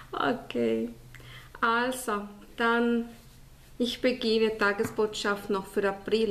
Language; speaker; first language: German; non-native, fluent; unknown